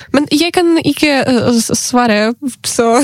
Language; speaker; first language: Norwegian; non-native, learner; Ukrainian